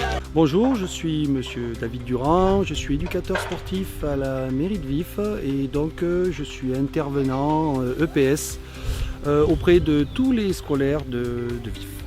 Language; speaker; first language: French; native; French